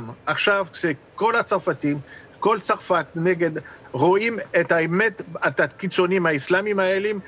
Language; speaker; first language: Hebrew; non-native, fluent; French